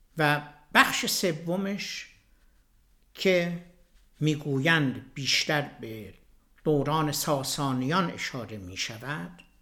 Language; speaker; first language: Persian; native; Persian